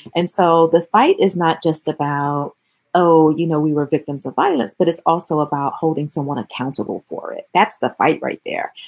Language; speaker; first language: English; native; English